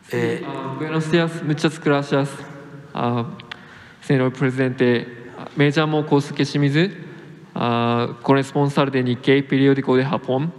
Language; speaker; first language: Spanish; non-native, fluent; Japanese